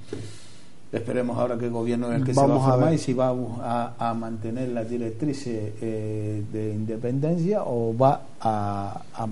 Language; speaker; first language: Spanish; native; Spanish